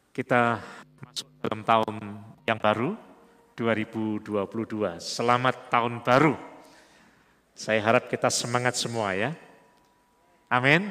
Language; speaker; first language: Indonesian; native; Indonesian